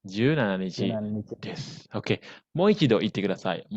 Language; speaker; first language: Japanese; non-native, fluent; Indonesian